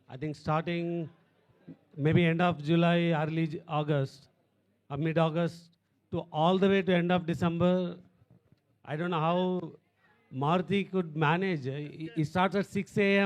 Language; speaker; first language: English; non-native, local second language; Telugu